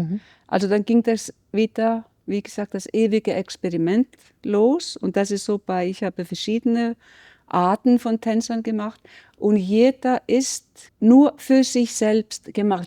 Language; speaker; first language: German; non-native, fluent; Icelandic